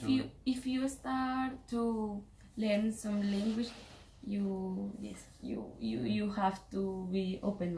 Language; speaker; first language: English; non-native, learner; Spanish